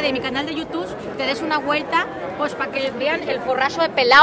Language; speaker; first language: Spanish; native; Spanish